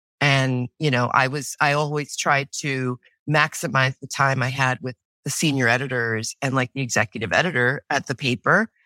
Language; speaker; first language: English; native; English